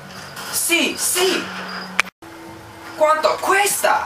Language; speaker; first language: Spanish; non-native, learner; English